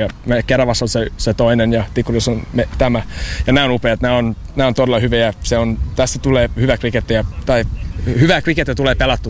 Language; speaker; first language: Finnish; non-native, learner; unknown